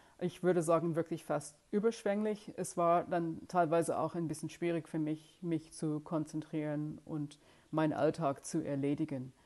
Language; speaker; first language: German; non-native, fluent; English